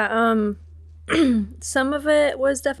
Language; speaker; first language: English; native; English